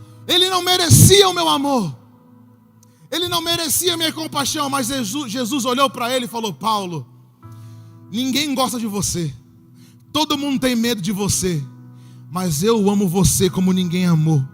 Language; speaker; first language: Portuguese; native; Portuguese